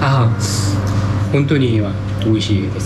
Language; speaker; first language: Japanese; non-native, learner; Korean